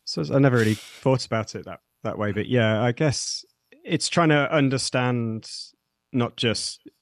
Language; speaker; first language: English; native; English